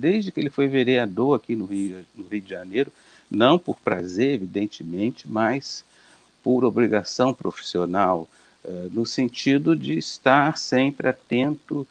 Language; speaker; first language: Portuguese; native; Portuguese